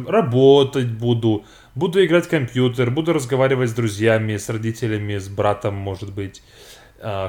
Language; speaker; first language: Russian; non-native, fluent; English